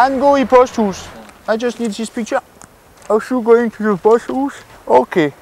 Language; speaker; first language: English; non-native, fluent; French